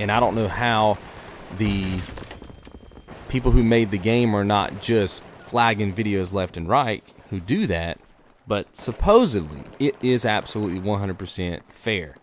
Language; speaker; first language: English; native; English